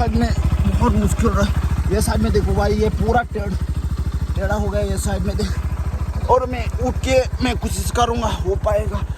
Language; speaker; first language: Hindi; non-native, local second language; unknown